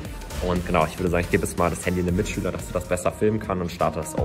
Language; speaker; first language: German; native; German